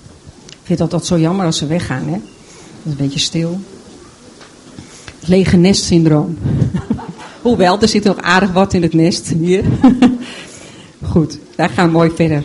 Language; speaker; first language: Dutch; native; Dutch